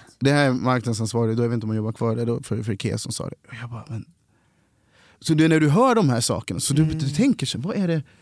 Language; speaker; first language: Swedish; native; Swedish